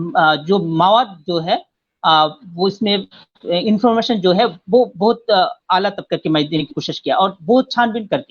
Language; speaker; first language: Hindi; non-native, fluent; Bangla